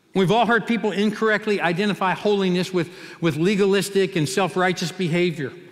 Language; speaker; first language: English; native; English